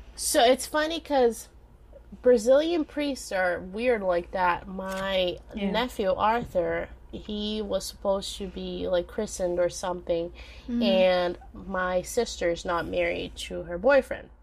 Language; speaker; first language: English; non-native, fluent; Portuguese